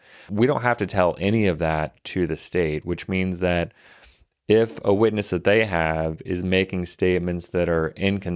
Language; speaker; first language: English; native; English